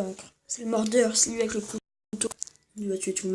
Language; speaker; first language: French; native; French